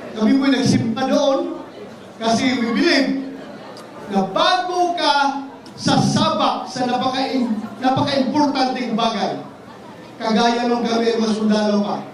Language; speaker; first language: Filipino; non-native, local second language; Cebuano